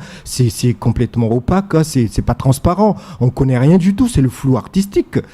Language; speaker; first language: French; non-native, local second language; Comorian